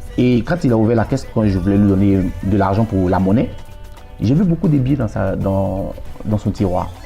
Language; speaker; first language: French; native; French